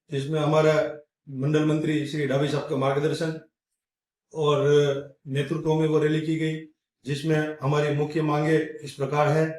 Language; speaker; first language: Hindi; non-native, local second language; Gujarati